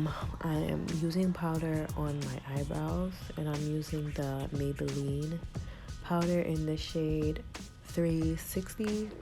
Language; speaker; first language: English; native; English